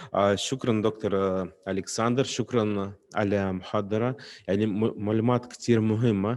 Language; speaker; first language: Arabic; non-native, fluent; Russian